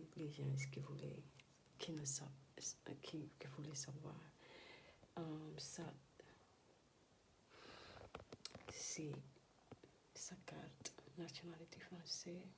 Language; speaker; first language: French; non-native, learner; Dutch